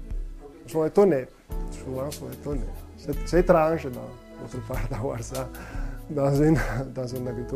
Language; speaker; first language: French; non-native, local second language; Italian